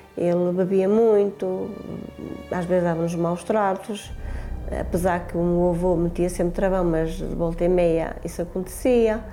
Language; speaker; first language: Portuguese; early bilingual, other home language; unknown